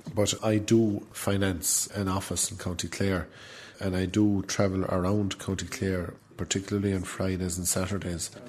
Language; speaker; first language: English; native; English